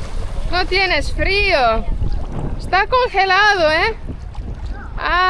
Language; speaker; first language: Spanish; non-native, fluent; Estonian